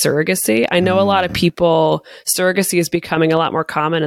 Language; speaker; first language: English; native; English